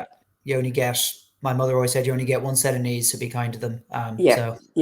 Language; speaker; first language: English; native; English